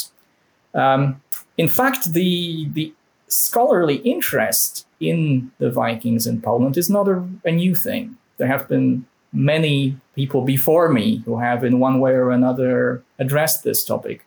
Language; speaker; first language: English; non-native, fluent; Polish